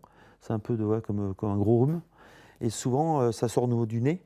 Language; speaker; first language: French; native; French